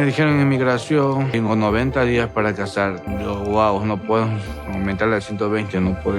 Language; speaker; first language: Spanish; native; Spanish